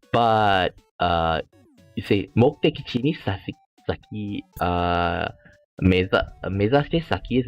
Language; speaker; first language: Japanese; non-native, fluent; Malay